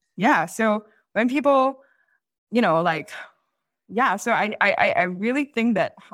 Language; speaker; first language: English; native; English